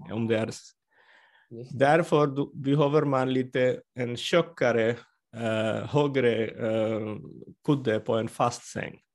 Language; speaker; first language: Swedish; non-native, fluent; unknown